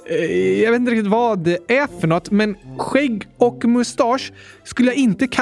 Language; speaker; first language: Swedish; native; Swedish